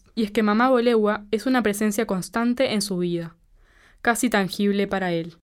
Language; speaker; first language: Spanish; native; Spanish